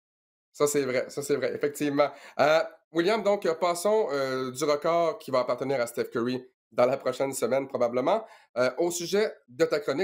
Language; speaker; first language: French; native; French